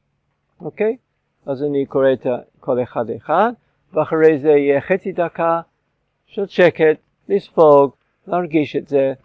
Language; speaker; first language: Hebrew; non-native, fluent; English